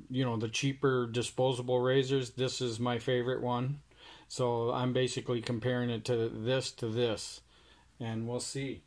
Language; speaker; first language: English; native; English